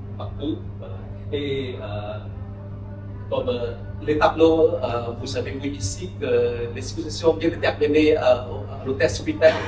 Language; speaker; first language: French; non-native, local second language; Khmer